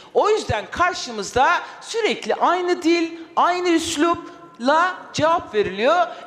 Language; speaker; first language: Turkish; non-native, local second language; Kurdish